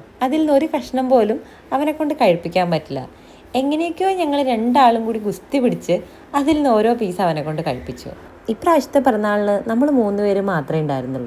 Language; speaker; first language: Malayalam; native; Malayalam